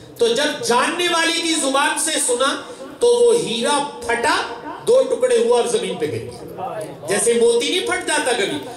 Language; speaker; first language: Urdu; non-native, local second language; Punjabi